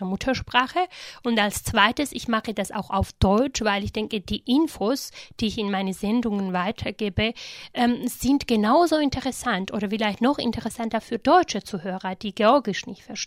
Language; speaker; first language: German; non-native, fluent; Georgian